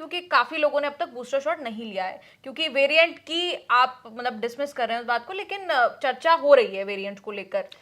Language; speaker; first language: Hindi; native; Hindi